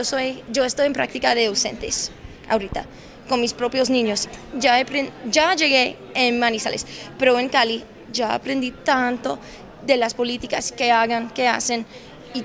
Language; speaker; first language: Spanish; non-native, learner; English